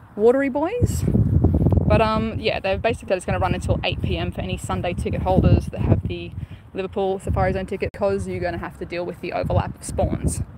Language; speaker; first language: English; native; English